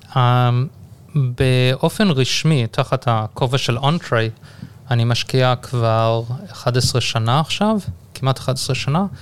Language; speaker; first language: Hebrew; early bilingual, heritage; Hebrew